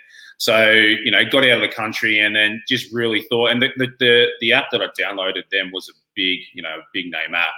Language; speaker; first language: English; native; English